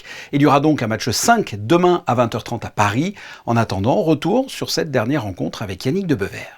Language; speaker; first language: French; native; French